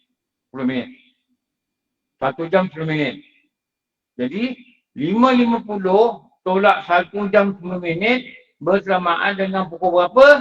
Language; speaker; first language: Malay; native; Malay